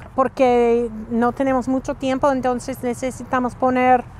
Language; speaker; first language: Spanish; non-native, learner; English